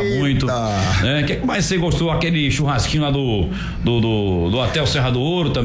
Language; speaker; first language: Portuguese; native; Portuguese